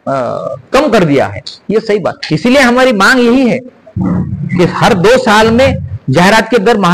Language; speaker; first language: Hindi; non-native, local second language; Marathi